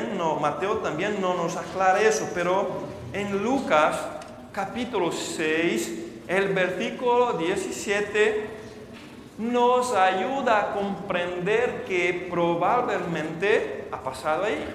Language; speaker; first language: Spanish; non-native, fluent; Portuguese